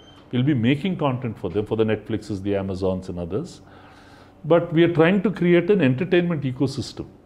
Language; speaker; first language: English; non-native, local second language; Telugu